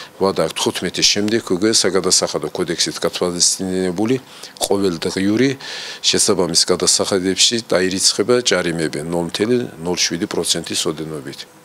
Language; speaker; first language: Georgian; non-native, local second language; Azerbaijani